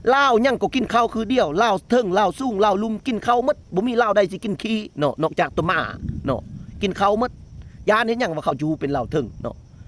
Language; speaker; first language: Lao; non-native, local second language; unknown